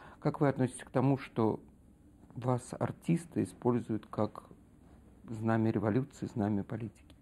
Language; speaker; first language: Russian; native; Russian